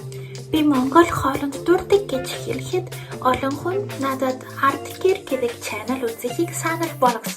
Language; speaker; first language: Mongolian; non-native, learner; Spanish